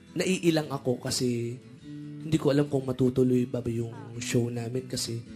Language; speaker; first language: Filipino; native; Filipino